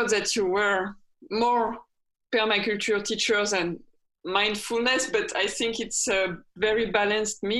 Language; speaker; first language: English; non-native, fluent; French